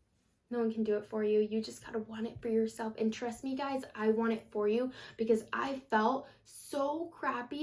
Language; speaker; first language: English; native; English